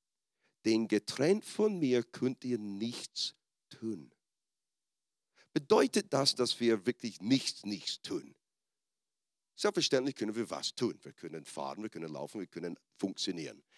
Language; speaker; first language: German; non-native, fluent; English